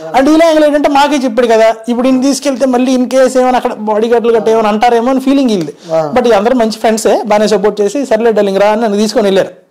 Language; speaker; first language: Telugu; native; Telugu